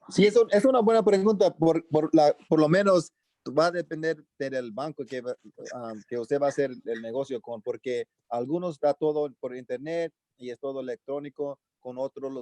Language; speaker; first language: Spanish; early bilingual, heritage; Spanish